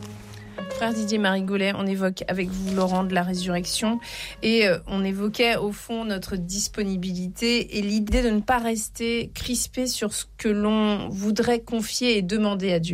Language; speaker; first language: French; native; French